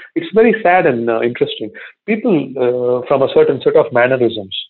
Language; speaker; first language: English; non-native, local second language; Tamil